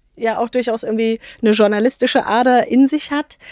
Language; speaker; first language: German; native; German